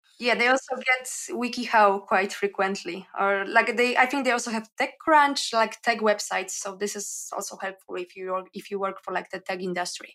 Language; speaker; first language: English; non-native, fluent; Polish